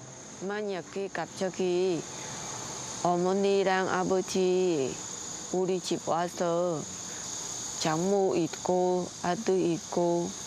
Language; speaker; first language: Korean; non-native, learner; Vietnamese